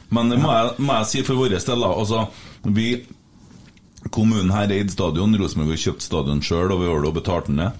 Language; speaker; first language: Norwegian; native; Norwegian